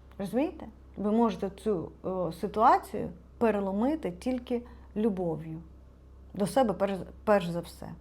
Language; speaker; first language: Ukrainian; non-native, local second language; Russian